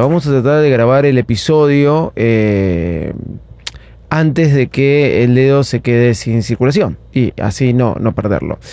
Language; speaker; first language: Spanish; native; Spanish